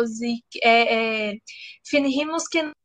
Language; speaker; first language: Spanish; non-native, learner; Portuguese